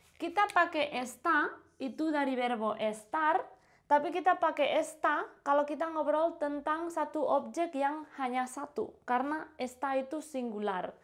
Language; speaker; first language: Indonesian; non-native, fluent; Spanish